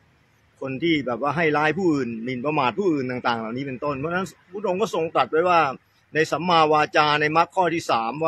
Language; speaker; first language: Thai; native; Thai